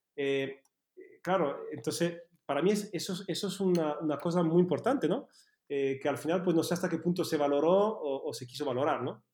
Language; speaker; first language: Spanish; non-native, fluent; French